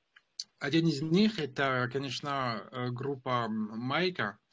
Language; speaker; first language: Russian; non-native, fluent; French